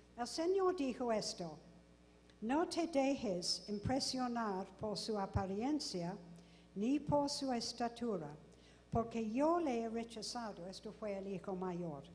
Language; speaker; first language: Spanish; non-native, fluent; English